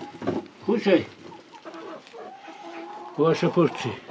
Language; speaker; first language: Russian; non-native, local second language; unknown